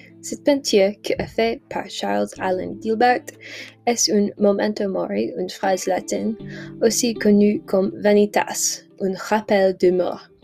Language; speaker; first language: French; non-native, learner; English